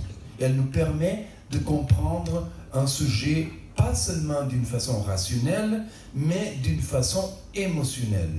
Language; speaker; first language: French; non-native, local second language; Portuguese